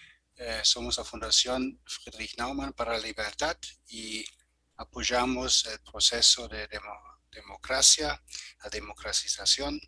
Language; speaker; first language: Spanish; non-native, fluent; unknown